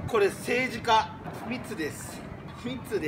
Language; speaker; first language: Japanese; native; Japanese